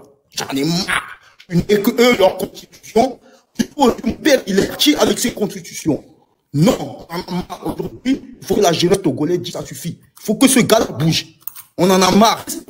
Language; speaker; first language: French; non-native, local second language; Ewe